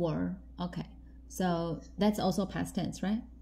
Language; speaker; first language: English; non-native, fluent; Chinese